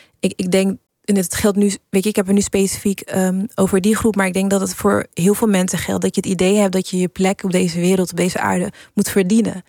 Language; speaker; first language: Dutch; early bilingual, other home language; English